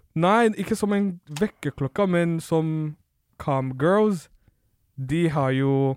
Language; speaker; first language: Norwegian; non-native, fluent; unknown